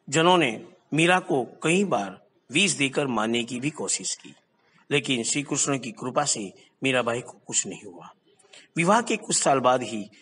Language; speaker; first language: Hindi; non-native, local second language; Gujarati